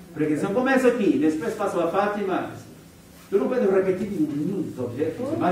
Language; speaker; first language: Italian; non-native, learner; Portuguese